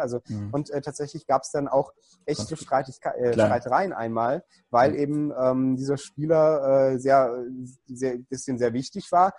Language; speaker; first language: German; native; German